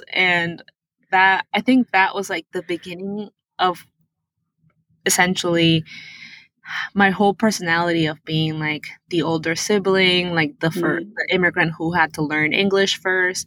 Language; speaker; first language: English; early bilingual, other home language; Spanish